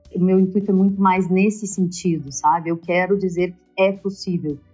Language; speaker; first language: Portuguese; native; Portuguese